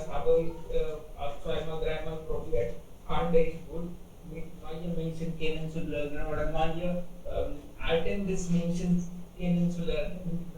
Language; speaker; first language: German; non-native, learner; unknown